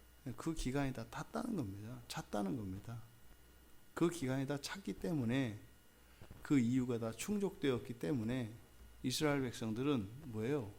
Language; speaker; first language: Korean; native; Korean